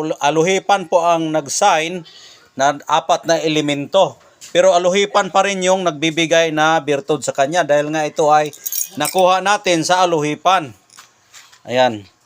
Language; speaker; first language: Filipino; non-native, local second language; Cebuano